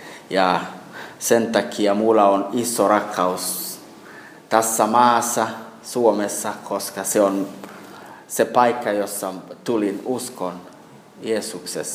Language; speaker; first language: Finnish; non-native, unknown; Swahili